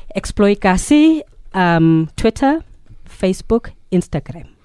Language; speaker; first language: English; non-native, local second language; Zulu